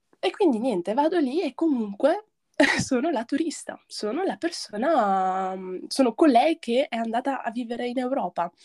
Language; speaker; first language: Italian; early bilingual, other home language; Arabic